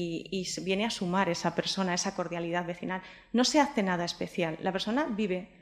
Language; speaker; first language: Spanish; native; Spanish